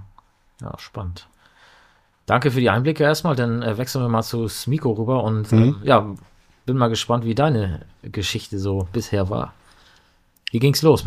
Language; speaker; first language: German; native; German